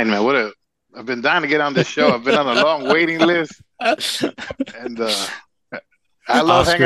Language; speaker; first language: English; non-native, fluent; Spanish